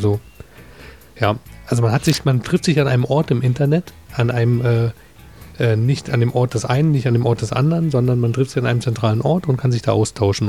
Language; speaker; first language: German; native; German